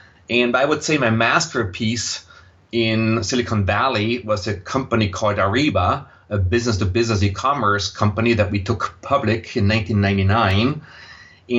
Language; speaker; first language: English; non-native, fluent; German